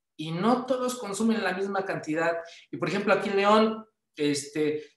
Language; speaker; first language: Spanish; native; Spanish